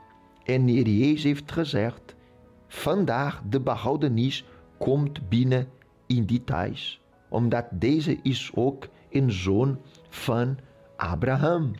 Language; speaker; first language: Dutch; non-native, local second language; Portuguese